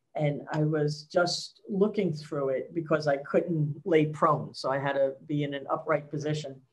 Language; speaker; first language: English; native; English